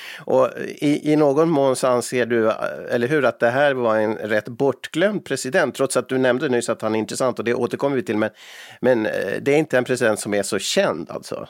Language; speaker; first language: Swedish; native; Swedish